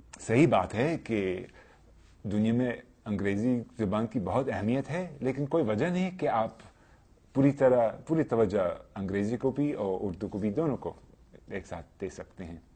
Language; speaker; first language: Urdu; non-native, fluent; English